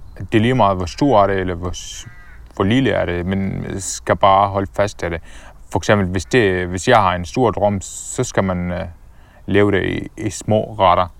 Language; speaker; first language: Danish; non-native, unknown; Arabic